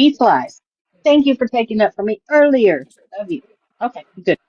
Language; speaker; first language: English; native; English